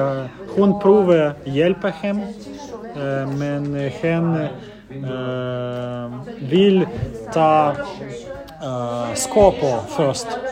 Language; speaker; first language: Danish; non-native, learner; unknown